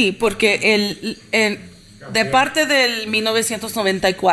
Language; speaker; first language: Spanish; early bilingual, heritage; Spanish